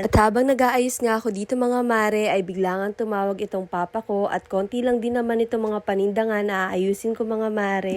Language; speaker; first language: Filipino; native; Filipino